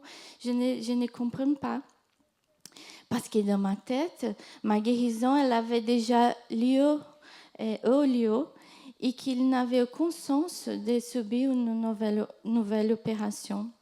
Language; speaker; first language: French; non-native, fluent; Portuguese